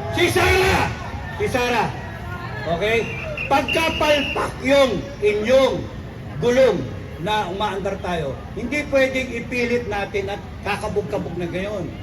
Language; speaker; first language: Filipino; non-native, local second language; Cebuano